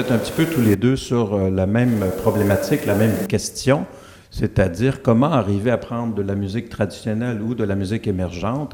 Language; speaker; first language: French; native; French